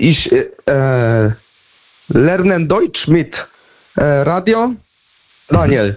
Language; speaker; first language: German; non-native, learner; Polish